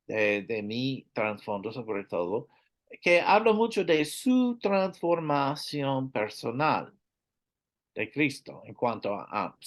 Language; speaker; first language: Spanish; non-native, learner; English